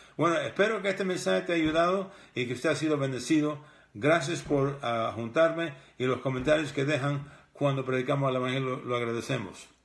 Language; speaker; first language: Spanish; early bilingual, heritage; Spanish